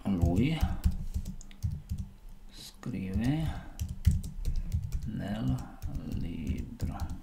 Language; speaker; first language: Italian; non-native, learner; Slovak